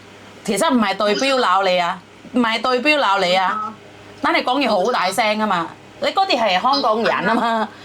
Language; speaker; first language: Cantonese; non-native, fluent; Javanese